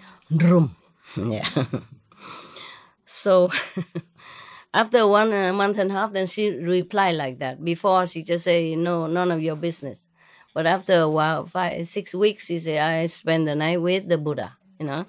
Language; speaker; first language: English; non-native, fluent; Vietnamese